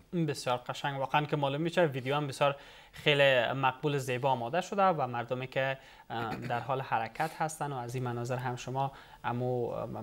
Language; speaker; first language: Persian; native; Persian